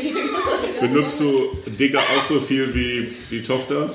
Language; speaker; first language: German; native; German